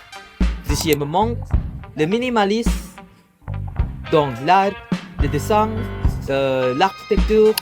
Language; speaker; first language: French; non-native, learner; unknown